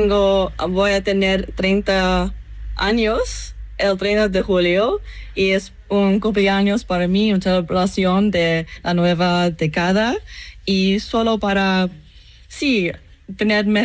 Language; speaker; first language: Spanish; non-native, learner; English